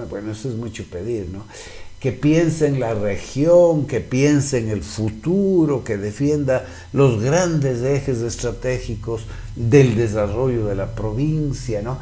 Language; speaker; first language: Spanish; native; Spanish